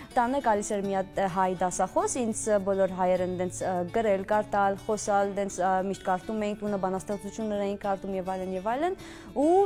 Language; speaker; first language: Armenian; early bilingual, heritage; Armenian